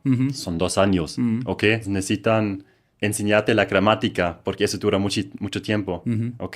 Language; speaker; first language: Spanish; non-native, fluent; German